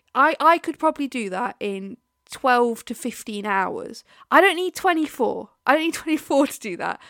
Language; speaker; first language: English; native; English